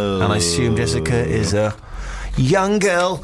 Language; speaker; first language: English; native; English